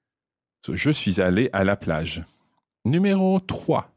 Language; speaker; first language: French; non-native, fluent; English